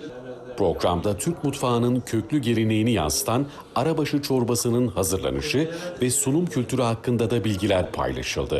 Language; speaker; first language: Turkish; native; Turkish